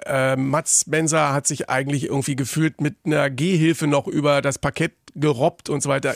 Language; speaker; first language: German; native; German